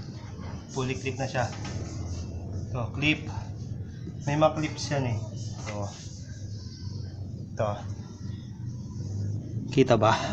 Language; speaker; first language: Filipino; native; Filipino